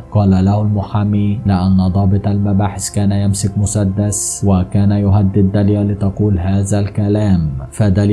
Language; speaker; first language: Arabic; native; Arabic